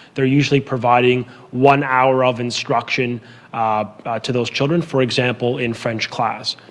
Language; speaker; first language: English; native; English